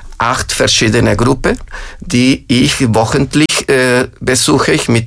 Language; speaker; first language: German; non-native, fluent; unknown